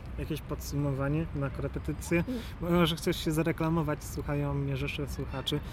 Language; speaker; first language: Polish; native; Polish